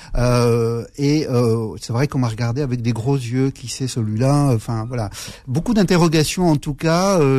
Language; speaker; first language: French; early bilingual, other home language; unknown